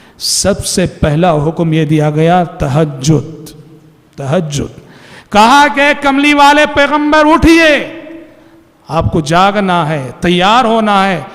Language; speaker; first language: Urdu; native; Urdu